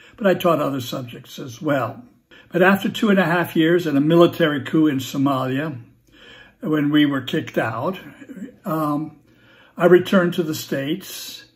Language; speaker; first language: English; native; English